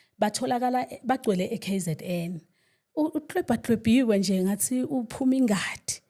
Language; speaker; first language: Zulu; non-native, local second language; Swati